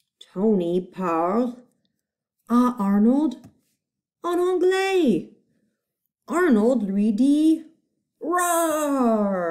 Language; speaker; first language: French; non-native, fluent; English